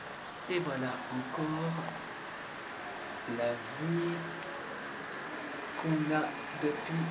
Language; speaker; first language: French; native; French